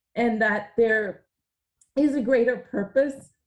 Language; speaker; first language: English; early bilingual, other home language; Hindi